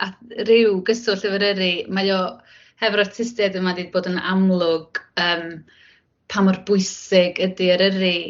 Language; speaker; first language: Welsh; native; Welsh